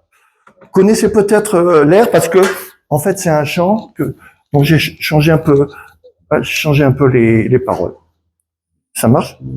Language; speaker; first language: French; native; French